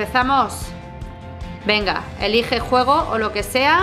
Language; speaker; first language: Spanish; native; Spanish